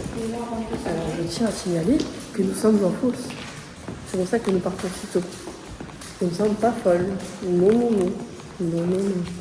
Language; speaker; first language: French; native; French